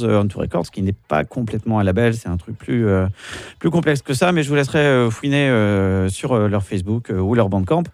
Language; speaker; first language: French; native; French